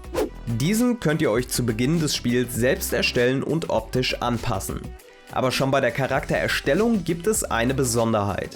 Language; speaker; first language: German; native; German